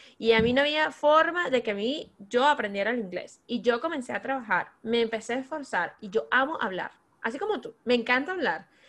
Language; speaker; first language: Spanish; native; Spanish